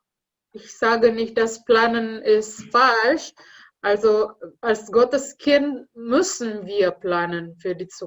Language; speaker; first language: German; non-native, learner; Indonesian